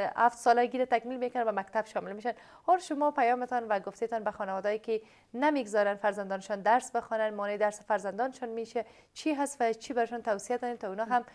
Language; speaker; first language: Persian; native; Persian